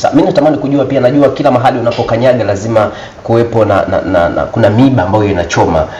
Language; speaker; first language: Swahili; native; Swahili